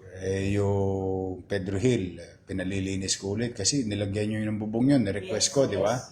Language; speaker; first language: Filipino; native; Filipino